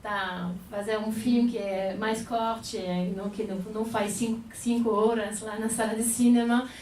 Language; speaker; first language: Portuguese; non-native, fluent; French